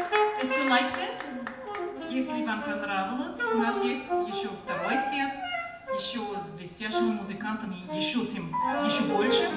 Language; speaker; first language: Russian; non-native, learner; German